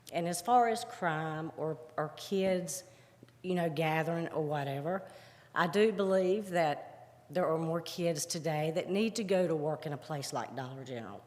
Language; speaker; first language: English; native; English